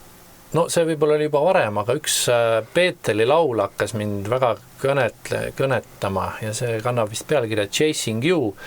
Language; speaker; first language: Estonian; native; Estonian